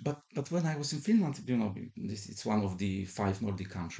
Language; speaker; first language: English; non-native, fluent; Polish